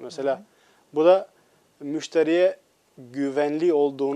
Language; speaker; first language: Turkish; non-native, fluent; Albanian